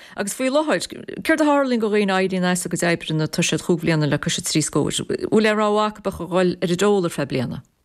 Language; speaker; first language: Irish; native; Irish